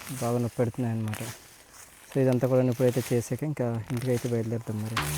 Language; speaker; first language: Telugu; non-native, local second language; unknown